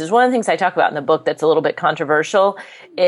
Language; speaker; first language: English; native; English